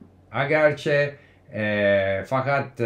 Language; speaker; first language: Persian; non-native, learner; English